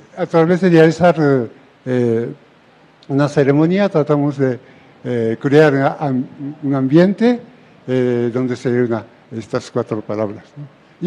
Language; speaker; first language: Spanish; non-native, fluent; Japanese